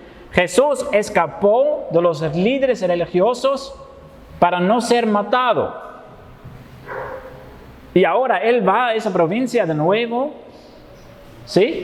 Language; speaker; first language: Spanish; non-native, fluent; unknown